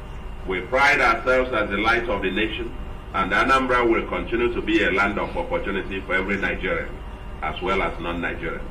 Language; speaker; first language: English; non-native, local second language; Igbo